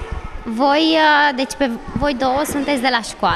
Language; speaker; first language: Romanian; native; Romanian